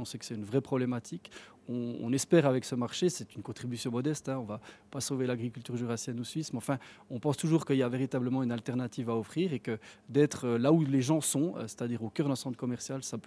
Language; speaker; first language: French; native; French